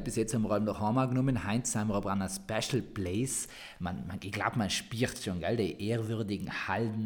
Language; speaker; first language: German; native; German